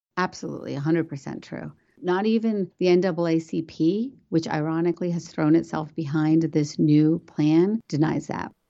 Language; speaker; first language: English; early bilingual, other home language; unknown